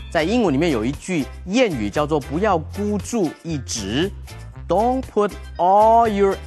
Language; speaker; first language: Chinese; native; Chinese